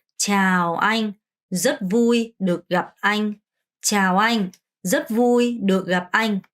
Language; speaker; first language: Vietnamese; non-native, fluent; Korean